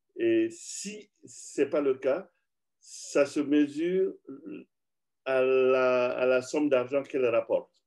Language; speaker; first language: French; non-native, local second language; Bambara